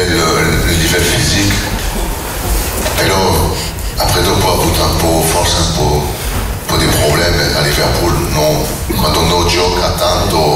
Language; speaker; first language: Italian; non-native, learner; French